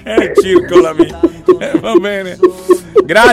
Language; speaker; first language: Italian; native; Italian